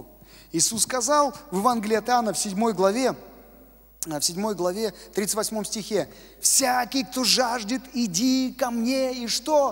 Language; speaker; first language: Russian; native; Russian